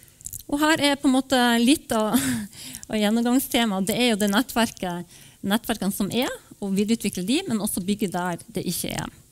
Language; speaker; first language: Norwegian; native; Norwegian